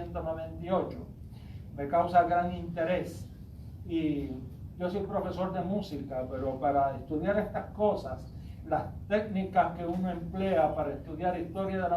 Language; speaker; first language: Spanish; native; Spanish